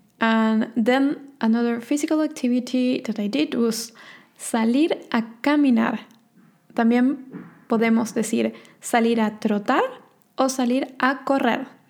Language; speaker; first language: Spanish; native; Spanish